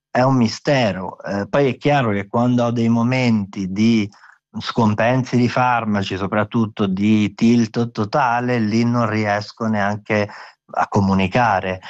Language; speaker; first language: Italian; non-native, local second language; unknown